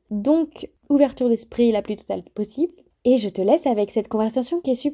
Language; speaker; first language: French; native; French